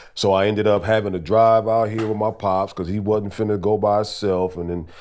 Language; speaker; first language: English; native; English